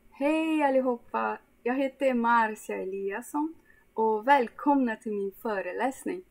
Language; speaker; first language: Swedish; non-native, fluent; Portuguese